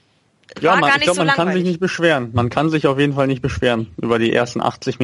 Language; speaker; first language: German; native; German